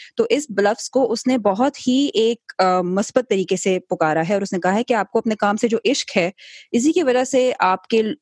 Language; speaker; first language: Urdu; native; Urdu